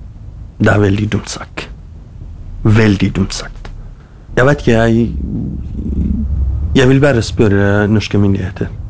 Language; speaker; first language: Norwegian; non-native, learner; Kurdish